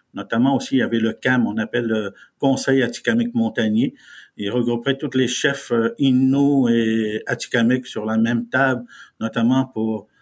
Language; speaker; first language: French; non-native, fluent; Innu-aimun